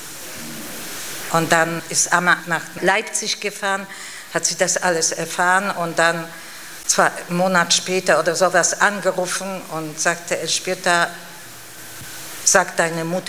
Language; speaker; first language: German; non-native, fluent; Polish